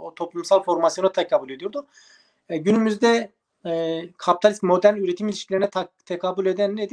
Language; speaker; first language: Turkish; native; Turkish